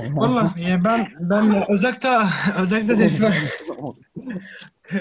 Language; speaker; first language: Turkish; non-native, learner; Arabic